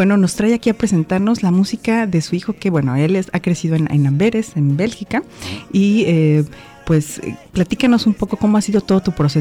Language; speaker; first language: Spanish; native; Spanish